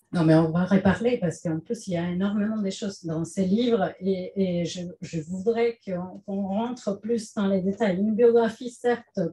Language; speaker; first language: French; non-native, fluent; Spanish